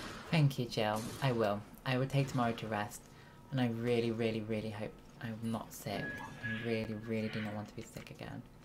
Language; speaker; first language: English; native; English